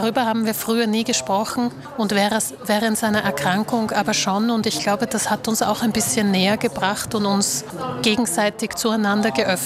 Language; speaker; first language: German; early bilingual, other home language; Slovak